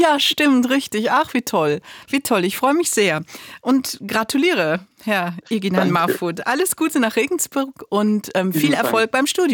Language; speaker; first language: German; native; German